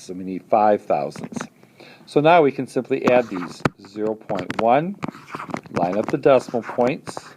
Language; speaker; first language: English; native; English